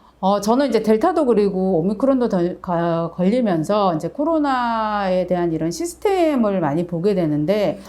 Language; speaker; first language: Korean; native; Korean